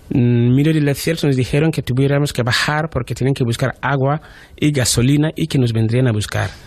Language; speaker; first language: Spanish; non-native, fluent; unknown